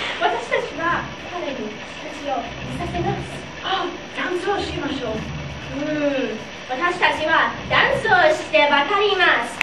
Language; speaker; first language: Japanese; non-native, learner; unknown